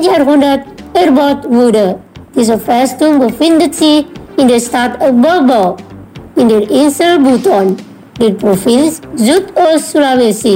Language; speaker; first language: German; non-native, learner; Indonesian